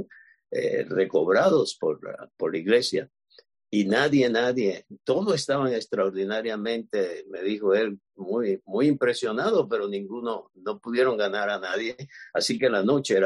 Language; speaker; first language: Spanish; native; Spanish